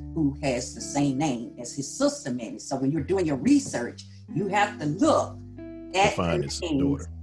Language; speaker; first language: English; native; English